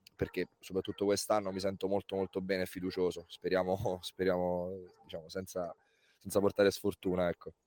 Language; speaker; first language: Italian; native; Italian